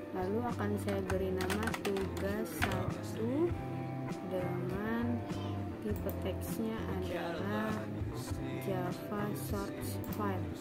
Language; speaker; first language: Indonesian; native; Indonesian